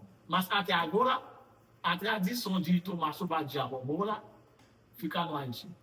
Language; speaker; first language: Portuguese; non-native, fluent; Haitian Creole